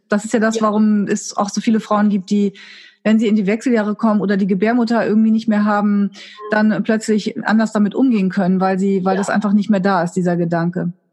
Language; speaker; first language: German; native; German